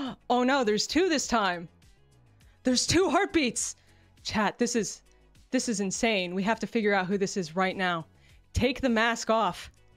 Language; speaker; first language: English; native; English